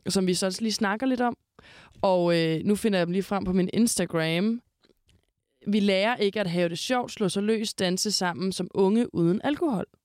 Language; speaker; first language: Danish; native; Danish